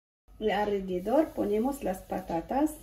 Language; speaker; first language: Spanish; non-native, fluent; Arabic